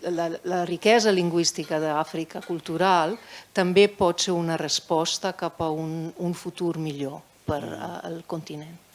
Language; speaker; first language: Catalan; non-native, fluent; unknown